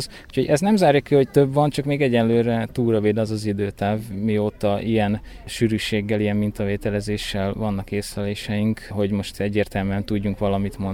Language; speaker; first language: Hungarian; native; Hungarian